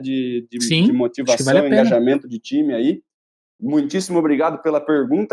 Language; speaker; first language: Portuguese; native; Portuguese